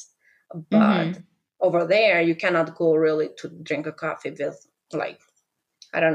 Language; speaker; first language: English; non-native, fluent; Albanian